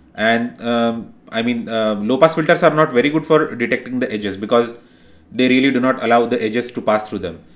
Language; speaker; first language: English; non-native, local second language; Marathi